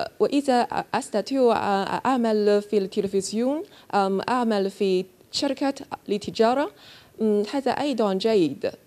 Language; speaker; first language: Arabic; non-native, learner; Chinese